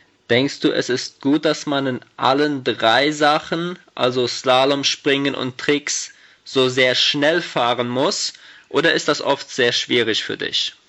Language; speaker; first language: German; native; German